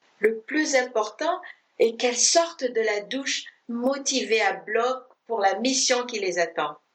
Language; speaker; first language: French; non-native, fluent; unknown